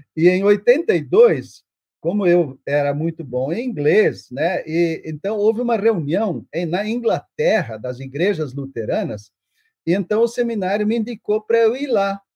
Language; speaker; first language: Portuguese; non-native, local second language; German